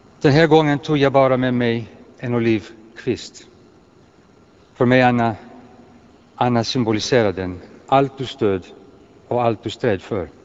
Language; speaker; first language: Swedish; non-native, fluent; Greek